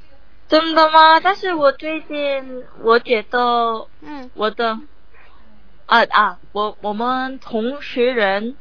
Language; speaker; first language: Chinese; non-native, learner; Korean